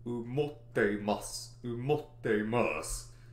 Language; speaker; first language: Japanese; non-native, learner; English